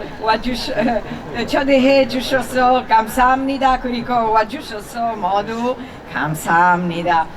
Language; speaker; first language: Korean; non-native, learner; Italian